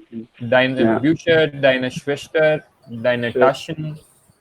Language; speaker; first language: German; non-native, fluent; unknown